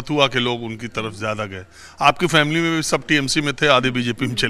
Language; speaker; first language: Hindi; native; Hindi